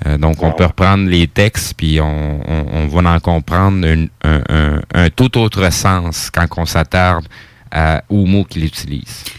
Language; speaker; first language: French; native; French